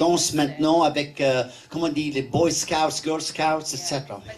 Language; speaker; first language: French; non-native, learner; English